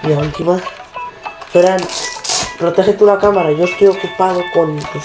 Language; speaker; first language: Spanish; native; Spanish